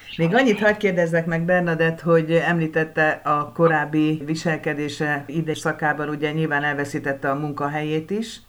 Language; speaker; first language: Hungarian; native; Hungarian